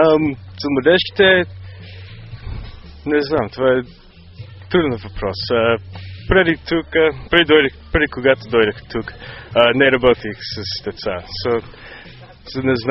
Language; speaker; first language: Bulgarian; non-native, learner; English